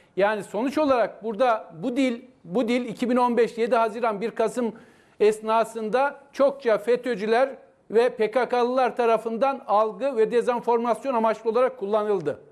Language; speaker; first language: Turkish; native; Turkish